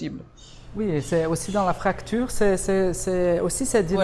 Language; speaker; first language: French; non-native, fluent; Portuguese